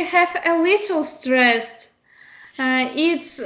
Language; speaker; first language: English; non-native, learner; Russian